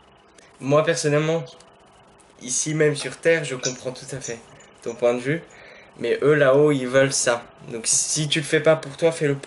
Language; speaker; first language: French; native; French